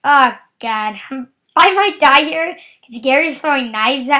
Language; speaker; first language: English; native; English